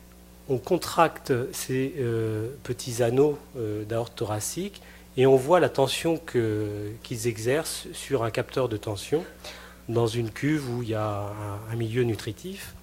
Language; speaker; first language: French; native; French